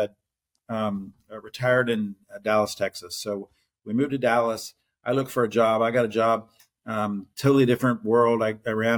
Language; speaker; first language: English; native; English